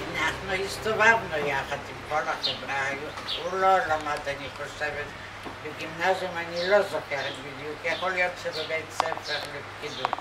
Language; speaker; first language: Hebrew; non-native, fluent; Polish